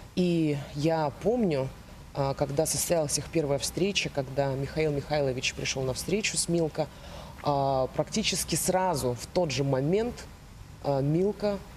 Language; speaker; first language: Russian; native; Russian